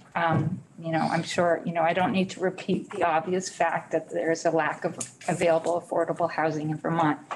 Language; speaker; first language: English; native; English